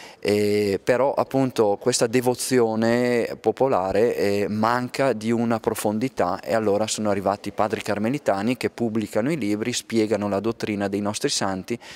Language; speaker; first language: Italian; native; Italian